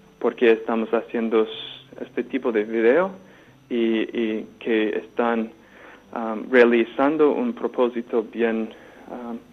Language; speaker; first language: Spanish; non-native, fluent; English